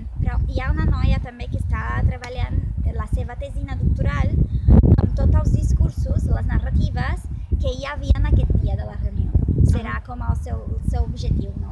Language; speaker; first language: Catalan; non-native, fluent; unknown